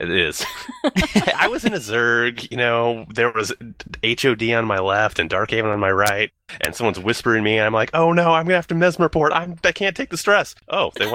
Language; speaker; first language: English; native; English